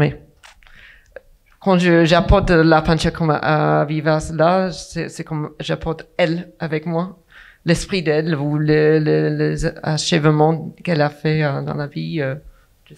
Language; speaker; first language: French; non-native, fluent; English